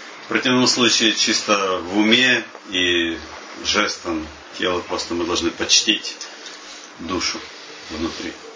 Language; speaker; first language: Russian; native; Russian